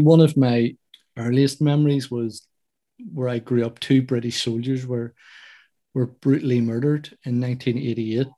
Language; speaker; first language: English; native; English